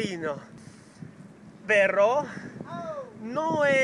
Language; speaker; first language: Italian; non-native, learner; Czech